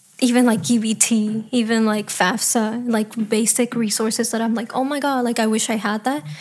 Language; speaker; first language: English; early bilingual, other home language; Spanish